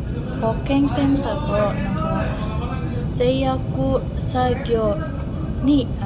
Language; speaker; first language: Japanese; non-native, learner; Indonesian